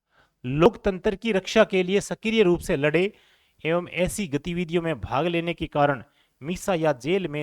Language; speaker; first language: Hindi; native; Hindi